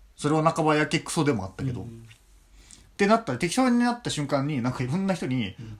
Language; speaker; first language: Japanese; native; Japanese